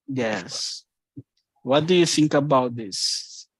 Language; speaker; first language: English; non-native, fluent; Portuguese